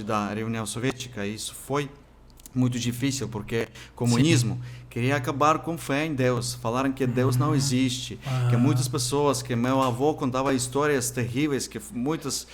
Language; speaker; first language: Portuguese; non-native, fluent; Ukrainian